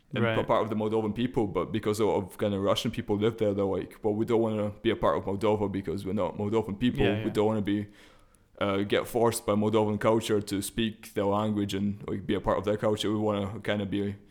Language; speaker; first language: English; early bilingual, other home language; Russian